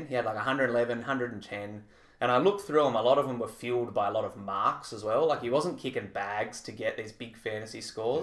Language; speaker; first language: English; native; English